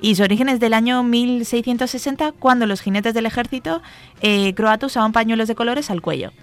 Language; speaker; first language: Spanish; native; Spanish